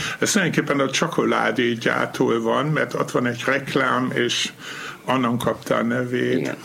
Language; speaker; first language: Hungarian; non-native, fluent; German